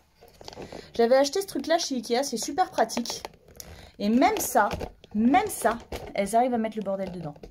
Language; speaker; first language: French; native; French